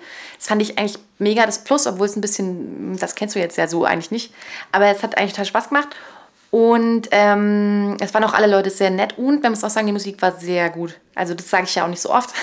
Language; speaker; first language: German; native; German